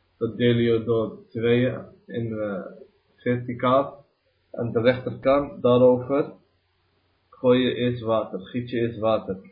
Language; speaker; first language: Dutch; early bilingual, other home language; Arabic